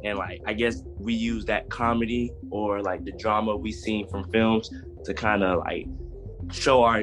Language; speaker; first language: English; native; English